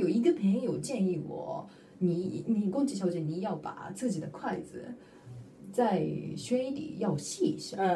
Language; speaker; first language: Chinese; non-native, learner; Japanese